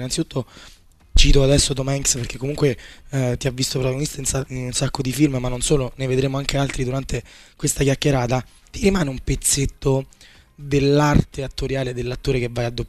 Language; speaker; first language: Italian; native; Italian